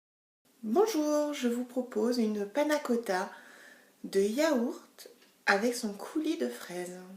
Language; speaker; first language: French; native; French